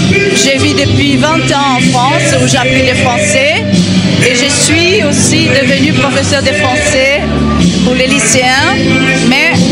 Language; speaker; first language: French; non-native, fluent; Portuguese